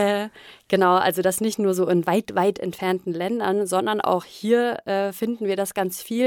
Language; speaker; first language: German; native; German